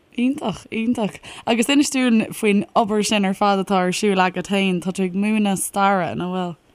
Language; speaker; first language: Irish; native; Irish